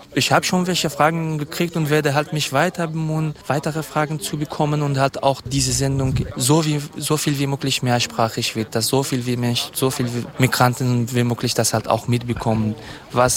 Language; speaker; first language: German; non-native, fluent; Kurdish